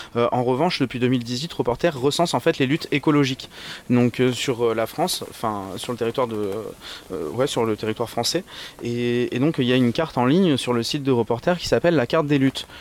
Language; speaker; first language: French; native; French